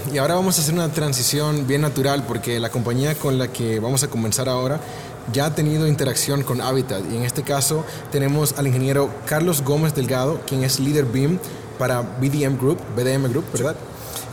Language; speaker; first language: Spanish; native; Spanish